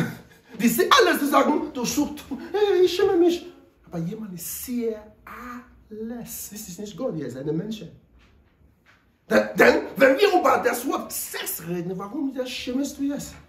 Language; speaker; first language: German; non-native, learner; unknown